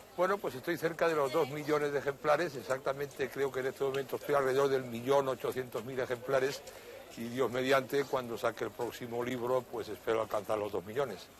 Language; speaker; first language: Spanish; native; Spanish